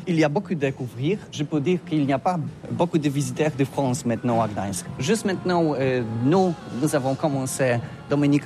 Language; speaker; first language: French; non-native, learner; Polish